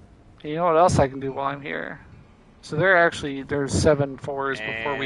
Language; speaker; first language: English; native; English